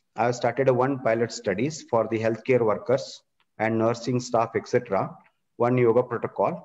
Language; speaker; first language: English; non-native, local second language; Kannada